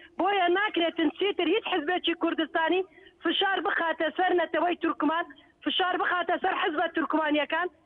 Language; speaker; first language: Central Kurdish; non-native, local second language; Turkish